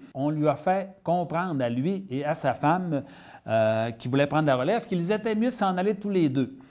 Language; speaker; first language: French; native; French